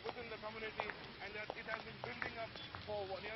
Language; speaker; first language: English; non-native, local second language; Bangla